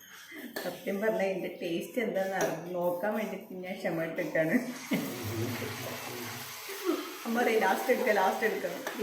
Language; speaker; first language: Malayalam; native; Malayalam